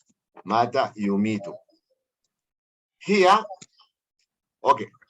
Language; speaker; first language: Arabic; native; Arabic